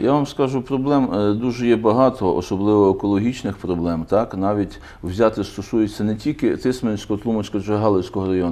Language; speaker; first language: Ukrainian; native; Ukrainian